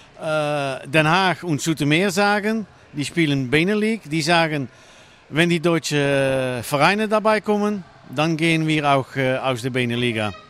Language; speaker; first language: German; non-native, learner; Dutch